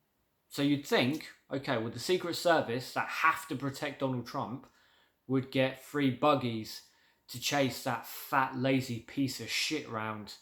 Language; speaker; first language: English; native; English